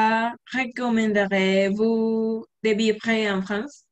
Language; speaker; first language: French; non-native, learner; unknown